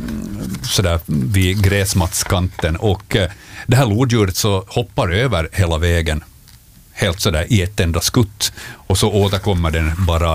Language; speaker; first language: Swedish; native; Swedish